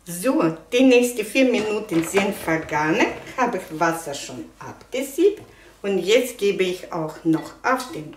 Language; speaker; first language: German; non-native, fluent; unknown